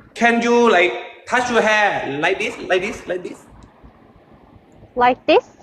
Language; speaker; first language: English; non-native, learner; Thai